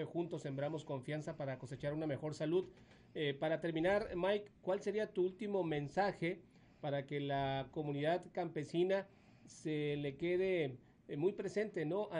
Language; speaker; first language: Spanish; native; Spanish